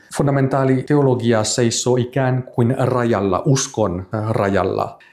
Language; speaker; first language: Finnish; non-native, fluent; French